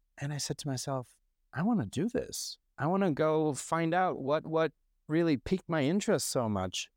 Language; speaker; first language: English; non-native, fluent; French